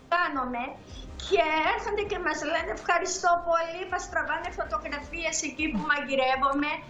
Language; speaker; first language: Greek; native; Greek